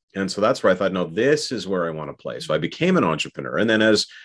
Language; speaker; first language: English; native; English